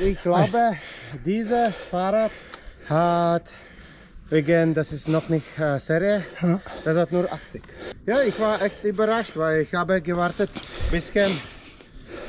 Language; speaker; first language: German; non-native, learner; Polish